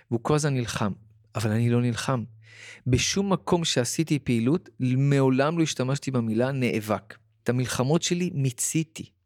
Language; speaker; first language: Hebrew; early bilingual, other home language; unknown